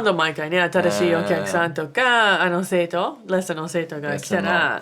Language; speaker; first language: Japanese; non-native, fluent; English